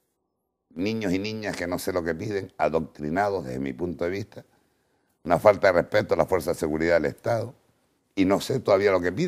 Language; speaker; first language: Spanish; native; Spanish